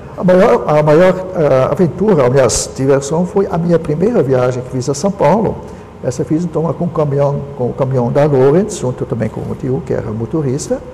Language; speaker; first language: Portuguese; non-native, local second language; German